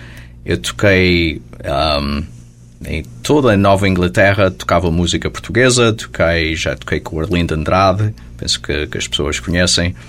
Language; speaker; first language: Portuguese; early bilingual, heritage; Portuguese